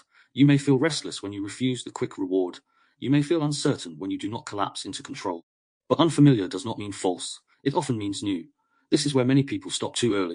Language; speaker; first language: English; native; English